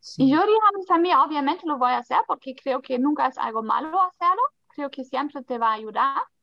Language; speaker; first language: Spanish; non-native, fluent; German